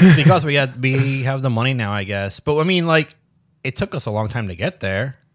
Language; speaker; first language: English; early bilingual, other home language; Ukrainian